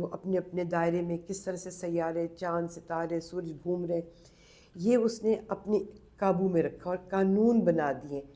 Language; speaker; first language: Urdu; non-native, local second language; Punjabi